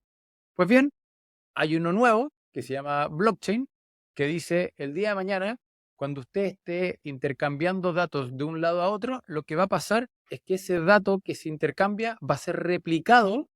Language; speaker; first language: Spanish; native; Spanish